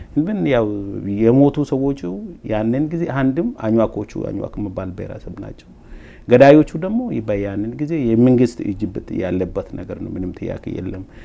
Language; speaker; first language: Amharic; non-native, local second language; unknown